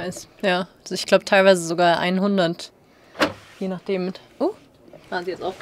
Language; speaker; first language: German; native; German